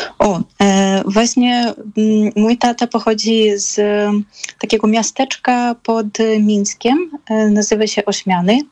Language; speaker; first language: Polish; non-native, fluent; Russian